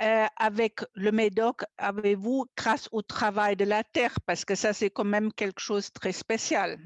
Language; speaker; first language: French; non-native, fluent; German